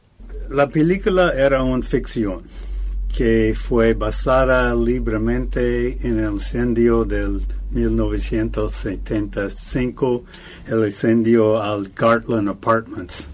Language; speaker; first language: Spanish; non-native, fluent; English